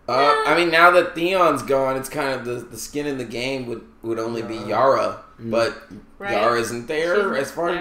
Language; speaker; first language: English; native; English